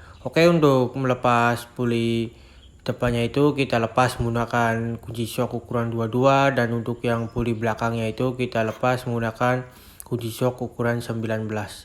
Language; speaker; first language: Indonesian; native; Indonesian